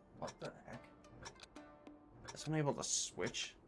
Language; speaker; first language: English; native; English